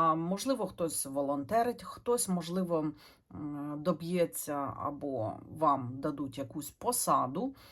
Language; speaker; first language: Ukrainian; non-native, local second language; Russian